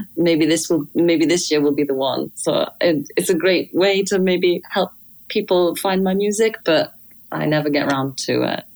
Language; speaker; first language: English; native; English